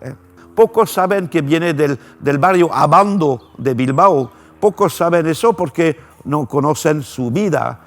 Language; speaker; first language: Spanish; non-native, fluent; French